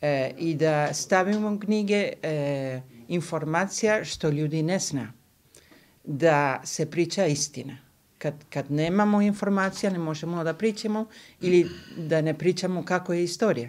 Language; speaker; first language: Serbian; early bilingual, heritage; Spanish